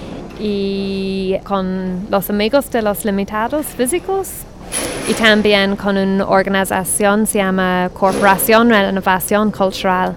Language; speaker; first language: Spanish; non-native, fluent; English